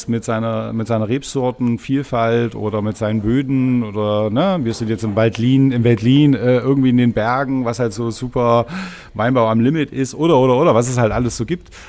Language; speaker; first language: German; native; German